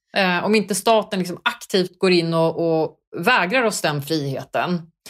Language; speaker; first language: Swedish; early bilingual, other home language; Kurdish